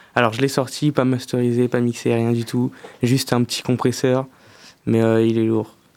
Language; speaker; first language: French; native; French